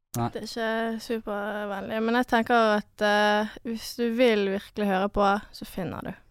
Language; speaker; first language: Norwegian; early bilingual, other home language; French